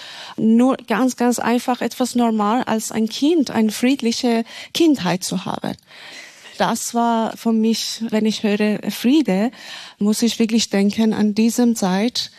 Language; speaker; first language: German; non-native, fluent; Persian